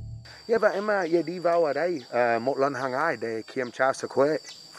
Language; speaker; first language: Vietnamese; non-native, fluent; English